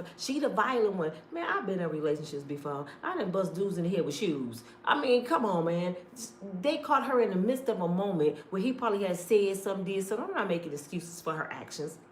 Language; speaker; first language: English; native; English